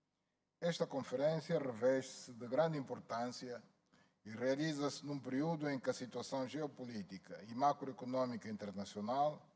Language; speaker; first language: Portuguese; native; Portuguese